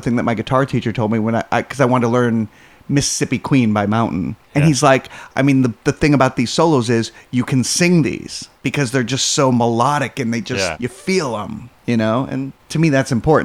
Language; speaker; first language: English; native; English